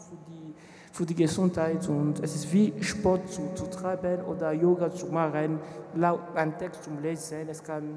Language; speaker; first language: German; non-native, learner; French